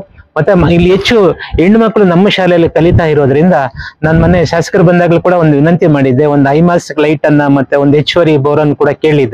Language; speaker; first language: Kannada; native; Kannada